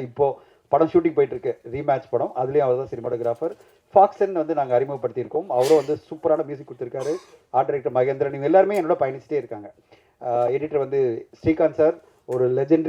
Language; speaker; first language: Tamil; native; Tamil